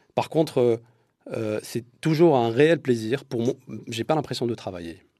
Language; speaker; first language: French; non-native, local second language; Arabic